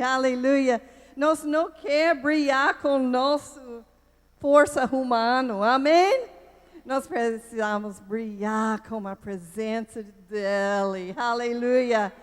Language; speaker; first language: Portuguese; non-native, learner; English